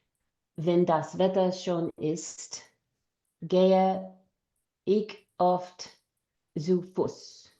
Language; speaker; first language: German; non-native, learner; English